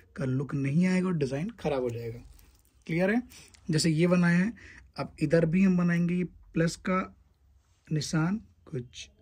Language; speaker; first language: Hindi; native; Hindi